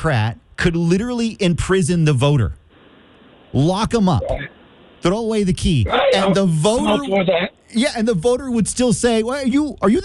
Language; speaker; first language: English; native; English